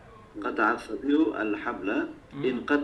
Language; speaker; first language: Arabic; non-native, learner; Turkish